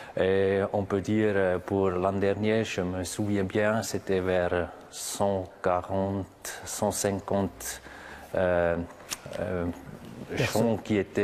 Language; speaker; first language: French; non-native, local second language; German